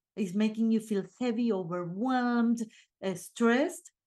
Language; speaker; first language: English; non-native, fluent; Spanish